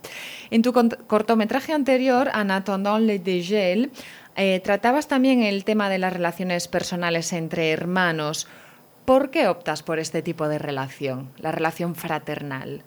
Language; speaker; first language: Spanish; native; Spanish